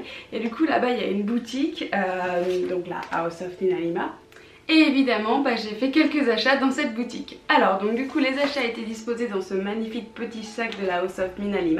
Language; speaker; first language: French; native; French